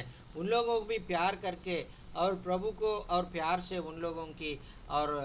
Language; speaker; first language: Hindi; non-native, local second language; Telugu